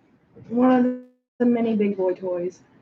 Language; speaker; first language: English; native; English